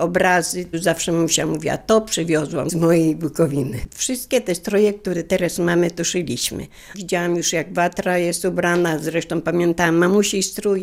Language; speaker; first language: Polish; native; Polish